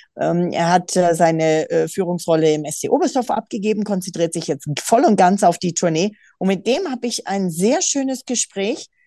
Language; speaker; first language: German; native; German